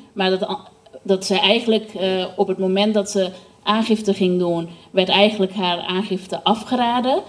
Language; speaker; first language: Dutch; non-native, fluent; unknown